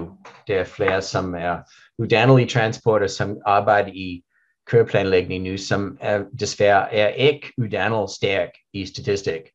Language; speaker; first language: Danish; non-native, learner; English